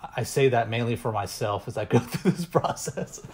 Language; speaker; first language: English; native; English